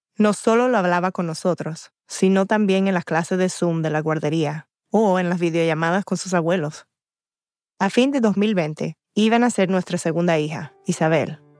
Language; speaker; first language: Spanish; early bilingual, heritage; Spanish